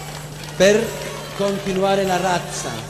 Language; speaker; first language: Italian; non-native, learner; Spanish